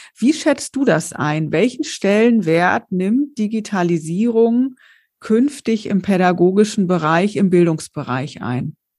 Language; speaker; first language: German; native; German